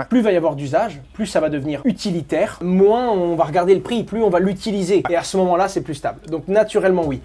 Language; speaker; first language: French; native; French